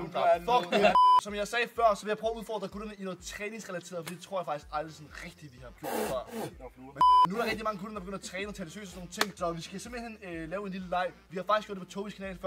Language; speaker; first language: Danish; native; Danish